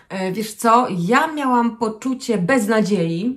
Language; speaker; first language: Polish; native; Polish